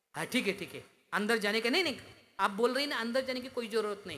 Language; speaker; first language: Hindi; non-native, local second language; Marathi